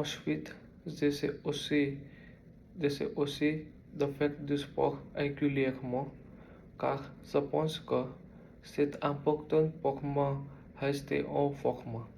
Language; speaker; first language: French; non-native, learner; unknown